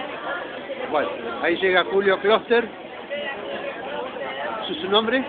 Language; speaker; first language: Spanish; native; Spanish